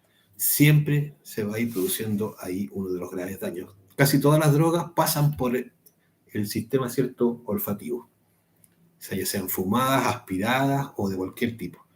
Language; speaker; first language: Spanish; native; Spanish